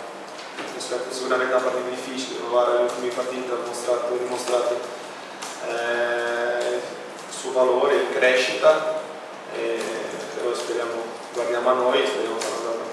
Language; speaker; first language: Italian; non-native, fluent; Portuguese